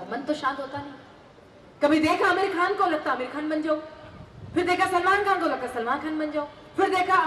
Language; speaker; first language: Hindi; non-native, local second language; Marathi